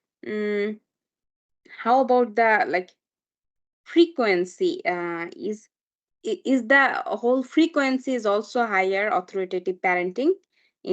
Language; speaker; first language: English; non-native, fluent; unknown